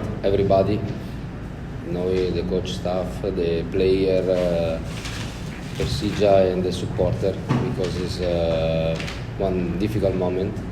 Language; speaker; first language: English; non-native, learner; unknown